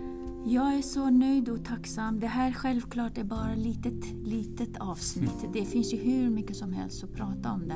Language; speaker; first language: Swedish; non-native, fluent; Kurdish